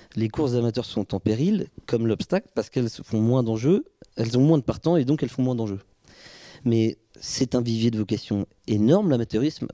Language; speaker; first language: French; native; French